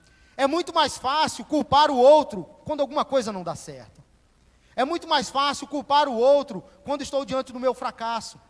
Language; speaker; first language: Portuguese; native; Portuguese